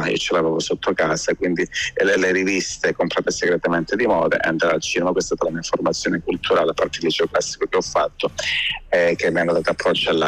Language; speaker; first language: Italian; native; Italian